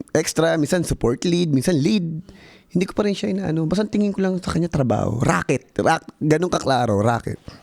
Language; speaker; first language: Filipino; native; Filipino